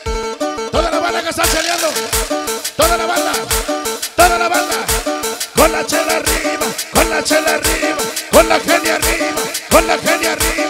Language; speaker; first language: Spanish; native; Spanish